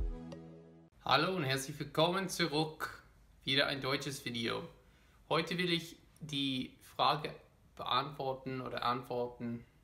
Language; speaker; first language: German; non-native, fluent; English